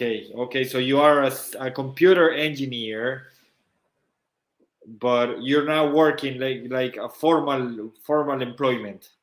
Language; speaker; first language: English; non-native, fluent; Spanish